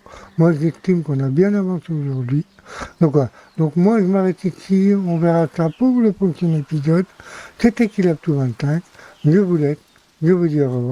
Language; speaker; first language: French; native; French